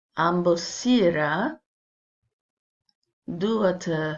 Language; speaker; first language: Albanian; non-native, learner; English